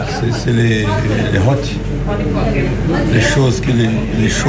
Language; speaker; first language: French; non-native, learner; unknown